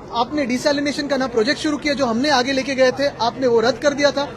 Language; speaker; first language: Hindi; non-native, local second language; Marathi